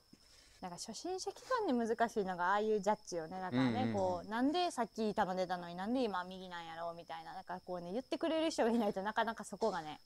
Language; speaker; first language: Japanese; native; Japanese